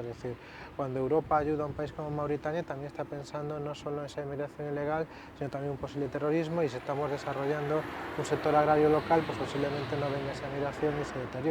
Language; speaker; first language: Spanish; native; Spanish